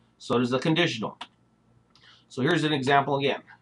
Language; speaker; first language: English; native; English